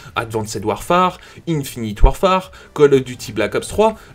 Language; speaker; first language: French; native; French